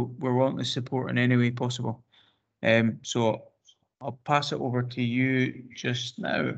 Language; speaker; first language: English; native; English